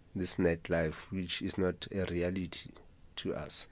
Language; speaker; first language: English; non-native, local second language; Zulu